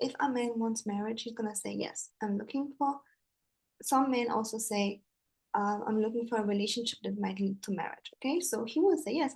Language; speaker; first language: English; non-native, fluent; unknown